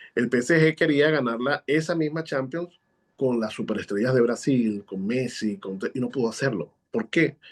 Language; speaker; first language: Spanish; native; Spanish